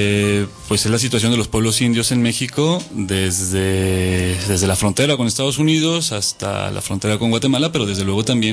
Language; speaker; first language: Spanish; native; Spanish